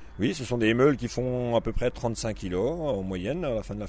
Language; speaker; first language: French; native; French